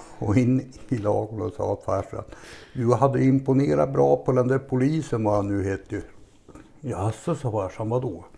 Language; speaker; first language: Swedish; native; Swedish